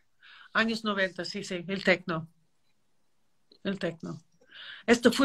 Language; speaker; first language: Spanish; non-native, learner; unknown